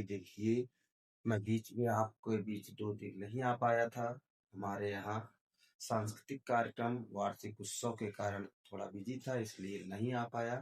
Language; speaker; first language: Hindi; native; Hindi